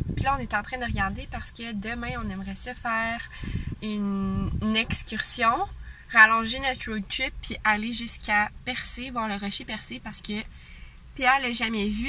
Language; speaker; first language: French; native; French